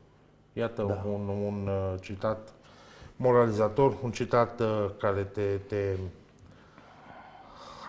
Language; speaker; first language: Romanian; native; Romanian